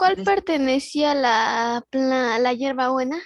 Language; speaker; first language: Spanish; native; Spanish